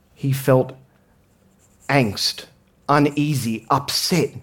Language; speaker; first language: English; native; English